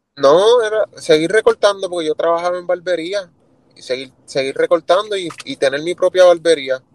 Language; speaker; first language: Spanish; native; Spanish